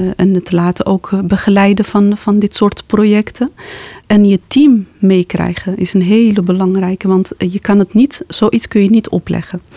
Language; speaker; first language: Dutch; non-native, fluent; Arabic